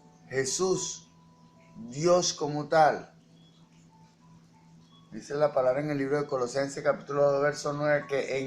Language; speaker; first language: Spanish; native; Spanish